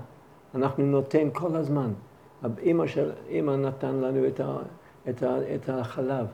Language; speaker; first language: Hebrew; non-native, fluent; English